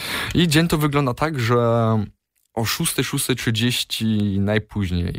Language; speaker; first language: Polish; early bilingual, heritage; Polish